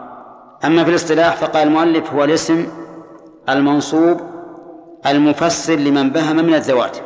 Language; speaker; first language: Arabic; native; Arabic